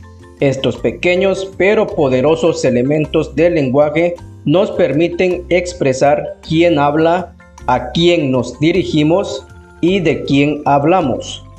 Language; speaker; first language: Spanish; non-native, local second language; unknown